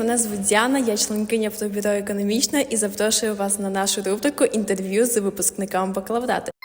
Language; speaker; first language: Ukrainian; native; Ukrainian